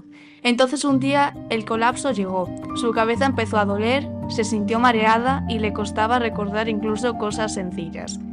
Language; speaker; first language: Spanish; native; Spanish